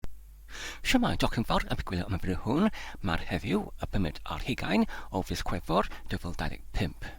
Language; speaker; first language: Welsh; non-native, fluent; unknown